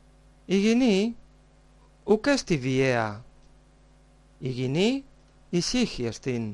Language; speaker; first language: Greek; non-native, fluent; Spanish